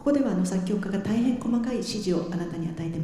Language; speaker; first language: Japanese; native; Japanese